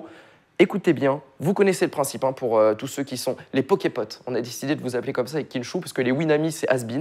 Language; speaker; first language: French; native; French